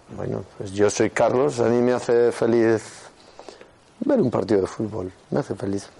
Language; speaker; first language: Spanish; native; Spanish